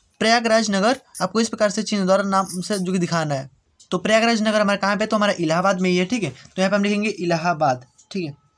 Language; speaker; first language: Hindi; native; Hindi